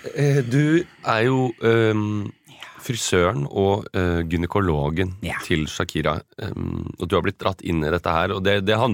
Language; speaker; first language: Norwegian; native; Norwegian